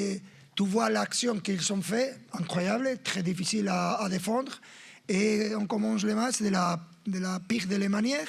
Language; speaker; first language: French; non-native, fluent; Spanish